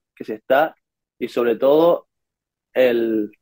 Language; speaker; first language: Spanish; native; Spanish